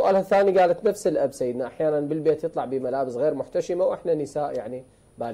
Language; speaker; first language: Arabic; native; Arabic